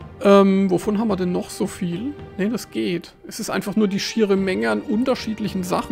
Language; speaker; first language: German; native; German